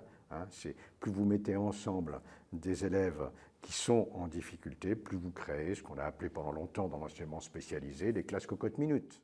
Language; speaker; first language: French; native; French